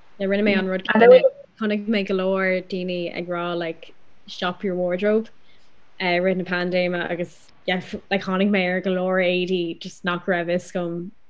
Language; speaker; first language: Irish; non-native, local second language; English